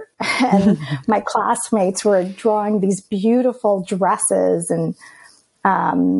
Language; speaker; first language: English; early bilingual, other home language; Greek